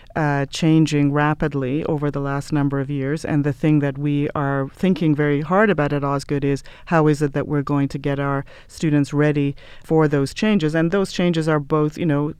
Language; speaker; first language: English; native; English